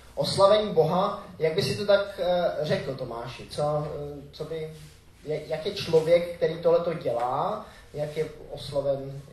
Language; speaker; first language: Czech; native; Czech